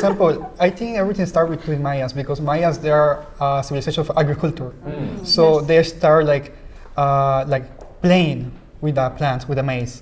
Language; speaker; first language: English; non-native, learner; Spanish